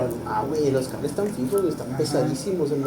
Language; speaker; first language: Spanish; native; Spanish